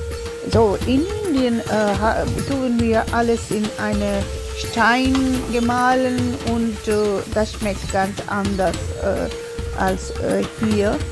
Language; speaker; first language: German; non-native, learner; Tulu